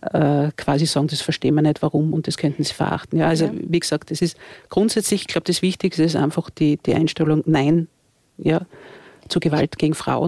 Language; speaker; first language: German; native; German